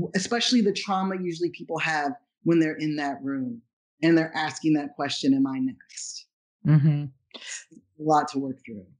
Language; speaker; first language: English; native; English